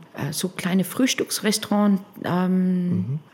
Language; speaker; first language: German; non-native, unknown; English